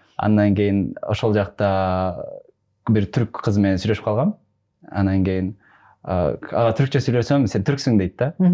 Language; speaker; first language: Kyrgyz; native; Kyrgyz